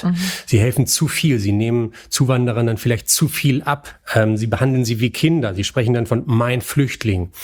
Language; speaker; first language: German; native; German